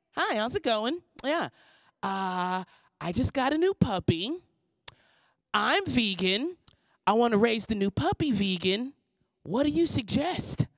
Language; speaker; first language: English; native; English